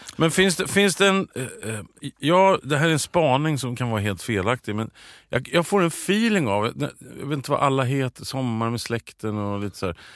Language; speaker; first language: Swedish; native; Swedish